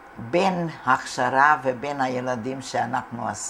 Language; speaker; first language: Hebrew; non-native, fluent; Hungarian